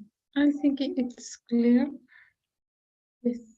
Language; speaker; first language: English; non-native, learner; Spanish